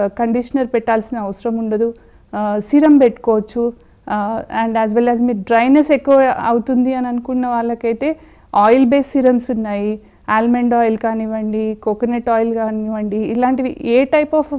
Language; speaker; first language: Telugu; native; Telugu